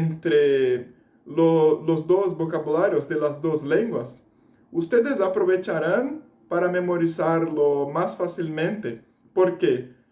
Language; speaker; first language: Spanish; non-native, fluent; Portuguese